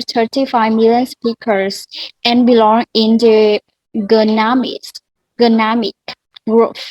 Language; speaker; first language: English; non-native, learner; Vietnamese